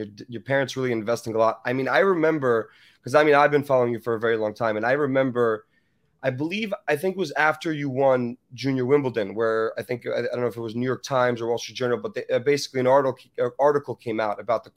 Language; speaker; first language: English; native; English